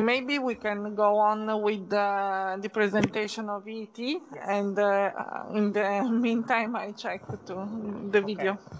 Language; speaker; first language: English; non-native, fluent; Italian